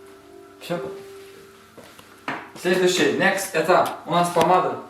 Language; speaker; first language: Russian; non-native, learner; Turkmen